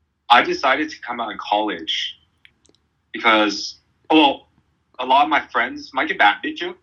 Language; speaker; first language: English; early bilingual, other home language; Vietnamese